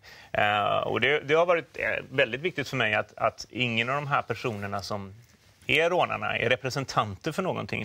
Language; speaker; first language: Swedish; native; Swedish